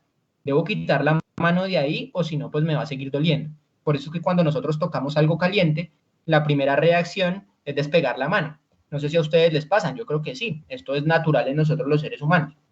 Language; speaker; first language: Spanish; native; Spanish